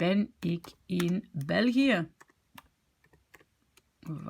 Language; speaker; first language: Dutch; non-native, fluent; French